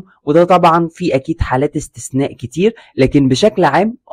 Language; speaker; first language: Arabic; native; Arabic